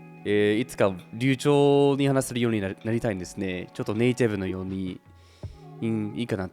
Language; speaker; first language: Japanese; non-native, fluent; English